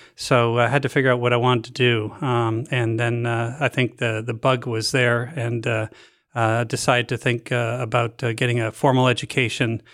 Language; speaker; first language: English; native; English